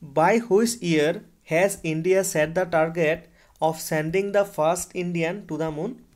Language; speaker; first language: English; non-native, local second language; Assamese